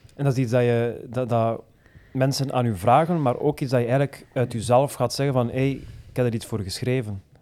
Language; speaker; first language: Dutch; native; Dutch